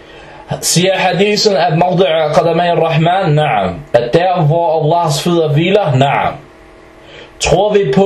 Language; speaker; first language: Danish; early bilingual, other home language; Arabic